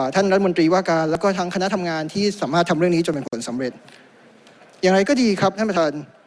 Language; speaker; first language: Thai; native; Thai